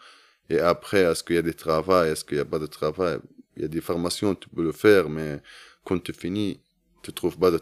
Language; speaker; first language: French; non-native, learner; Arabic